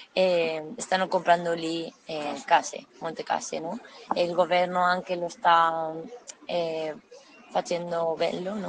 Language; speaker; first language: Italian; non-native, learner; Spanish